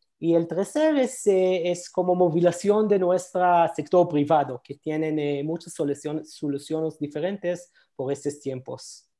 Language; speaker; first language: Spanish; non-native, learner; Hebrew